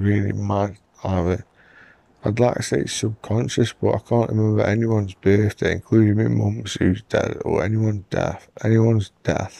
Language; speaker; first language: English; native; English